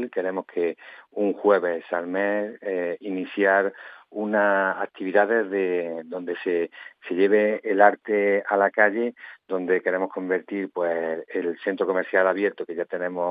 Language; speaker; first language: Spanish; native; Spanish